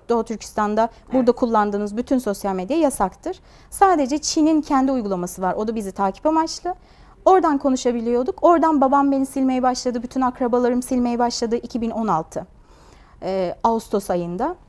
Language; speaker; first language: Turkish; non-native, fluent; Uyghur